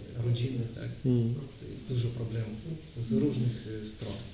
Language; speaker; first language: Polish; non-native, learner; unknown